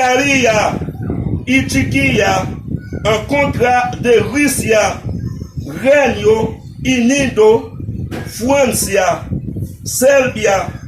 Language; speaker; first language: Spanish; non-native, learner; Haitian Creole